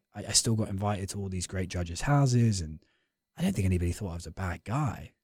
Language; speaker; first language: English; native; English